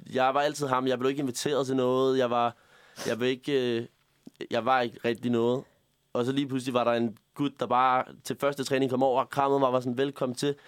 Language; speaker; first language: Danish; native; Danish